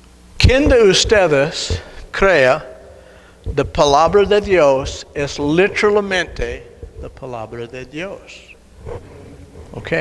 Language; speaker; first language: Spanish; non-native, learner; English